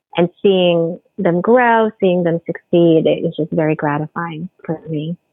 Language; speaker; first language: English; non-native, local second language; Filipino